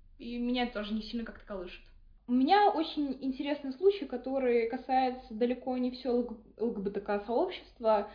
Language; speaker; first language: Russian; native; Russian